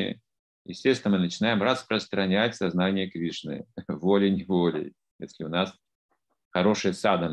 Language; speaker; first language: Russian; native; Russian